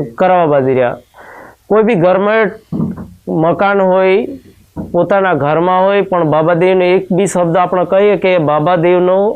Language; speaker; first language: Gujarati; non-native, local second language; Rathawi